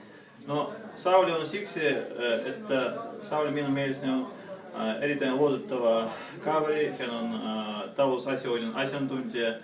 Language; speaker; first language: Finnish; non-native, fluent; Russian